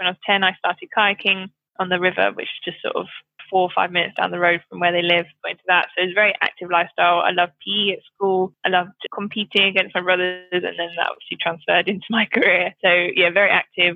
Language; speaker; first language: English; native; English